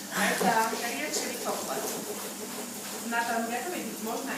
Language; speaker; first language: Russian; non-native, learner; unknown